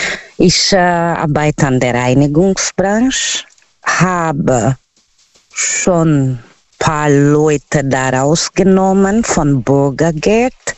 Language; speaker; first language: German; non-native, fluent; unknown